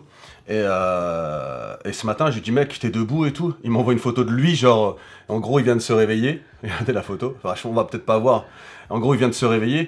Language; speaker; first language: French; native; French